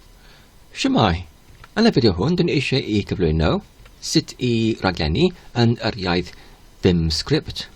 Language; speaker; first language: Welsh; non-native, learner; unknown